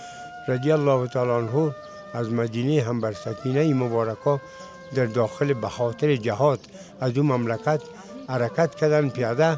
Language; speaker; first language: Persian; native; Persian